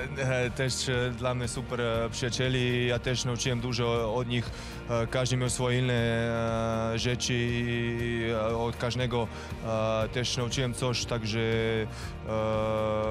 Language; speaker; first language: Polish; non-native, learner; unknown